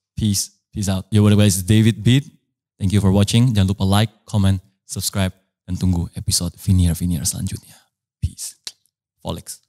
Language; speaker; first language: Indonesian; non-native, local second language; Min Nan Chinese